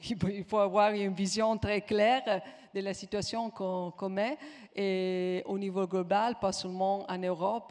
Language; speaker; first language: French; non-native, fluent; Italian